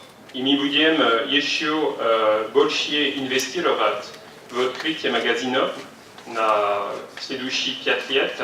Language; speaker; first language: Russian; non-native, fluent; French